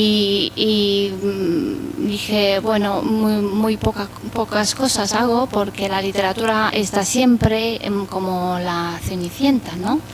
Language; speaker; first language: Spanish; non-native, fluent; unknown